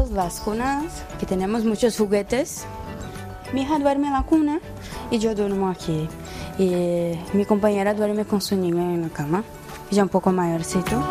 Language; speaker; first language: Spanish; non-native, learner; Portuguese